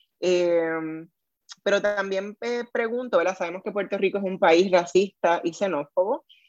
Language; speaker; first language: Spanish; native; Spanish